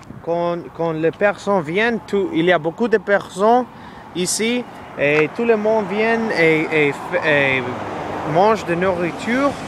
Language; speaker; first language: French; non-native, learner; English